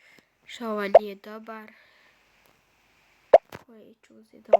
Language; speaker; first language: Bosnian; early bilingual, heritage; Bosnian